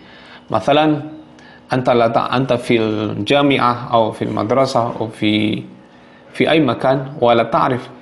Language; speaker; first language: Arabic; non-native, fluent; Javanese